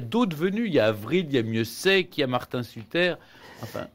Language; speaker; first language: French; native; French